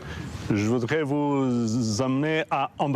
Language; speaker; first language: French; non-native, fluent; Slovenian